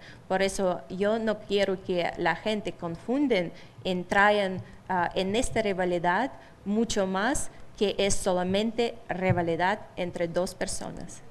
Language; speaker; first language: Spanish; non-native, fluent; Russian